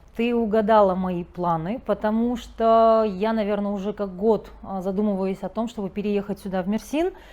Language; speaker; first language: Russian; native; Russian